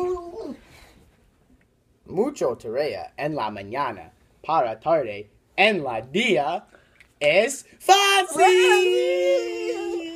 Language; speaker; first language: Spanish; non-native, learner; English